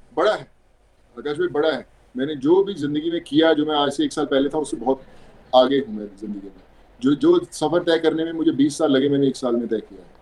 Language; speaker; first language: Hindi; non-native, local second language; Punjabi